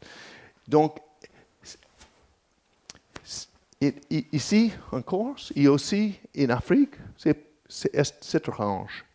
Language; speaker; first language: French; non-native, learner; English